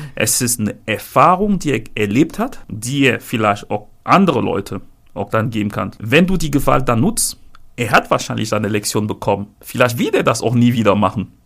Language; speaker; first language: German; non-native, fluent; French